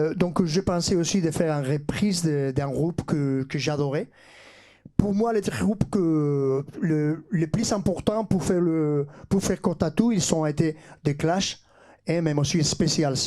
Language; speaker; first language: French; non-native, fluent; Basque